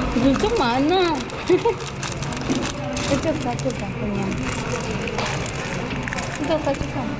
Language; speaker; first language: Korean; non-native, fluent; Filipino